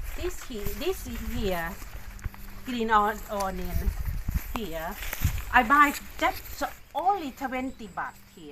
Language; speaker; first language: English; non-native, learner; Thai